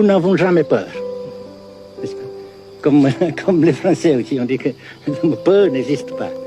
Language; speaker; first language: French; non-native, fluent; Vietnamese